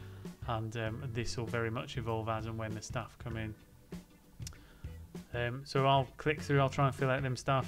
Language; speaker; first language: English; native; English